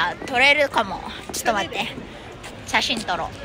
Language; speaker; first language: Japanese; early bilingual, other home language; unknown